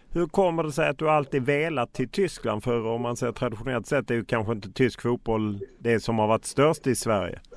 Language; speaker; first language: Swedish; native; Swedish